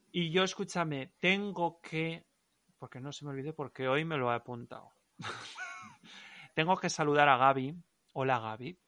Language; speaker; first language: Spanish; non-native, local second language; Catalan